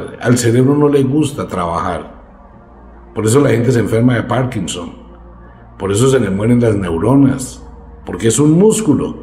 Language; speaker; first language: Spanish; native; Spanish